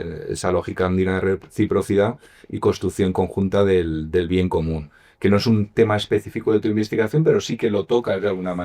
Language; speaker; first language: Spanish; native; Spanish